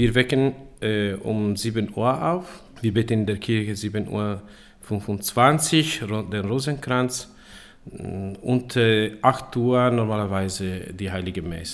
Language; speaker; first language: German; non-native, learner; Italian